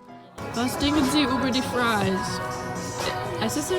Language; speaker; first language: German; non-native, learner; English